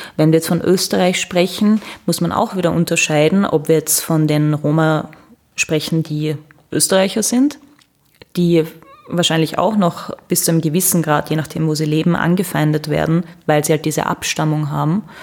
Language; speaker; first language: German; native; German